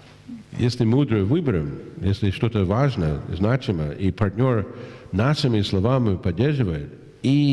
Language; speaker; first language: Russian; non-native, fluent; English